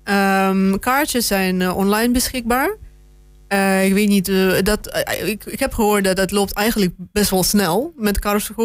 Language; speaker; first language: Dutch; non-native, fluent; Russian